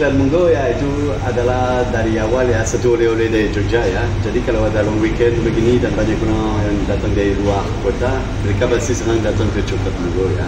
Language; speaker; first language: Indonesian; non-native, fluent; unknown